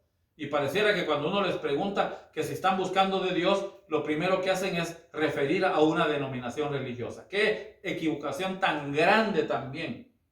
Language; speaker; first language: Spanish; native; Spanish